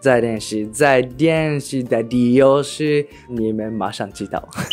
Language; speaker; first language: Chinese; non-native, learner; Japanese